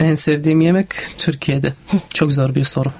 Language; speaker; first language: Turkish; non-native, learner; Arabic